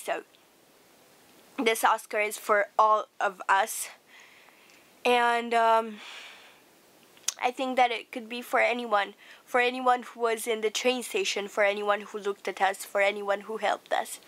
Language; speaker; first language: English; non-native, fluent; Romanian